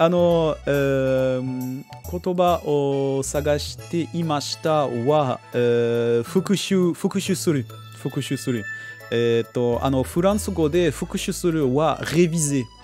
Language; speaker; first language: Japanese; non-native, learner; French